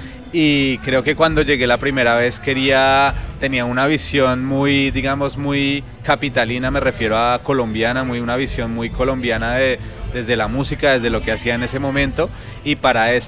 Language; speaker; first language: Spanish; native; Spanish